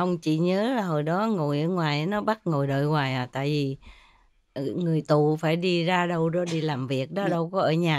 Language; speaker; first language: Vietnamese; native; Vietnamese